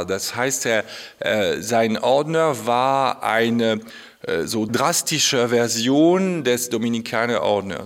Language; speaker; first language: German; non-native, fluent; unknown